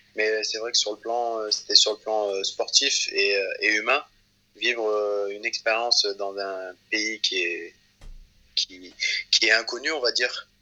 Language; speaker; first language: French; early bilingual, other home language; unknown